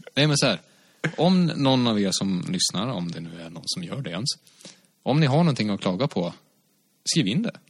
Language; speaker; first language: Swedish; native; Swedish